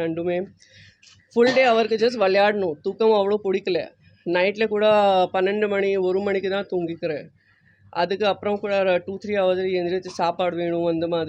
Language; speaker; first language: Tamil; non-native, fluent; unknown